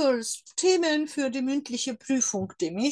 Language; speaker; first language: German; non-native, fluent; Turkish